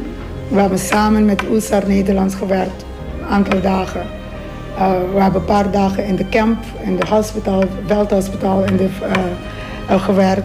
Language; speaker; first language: Dutch; non-native, local second language; Papiamento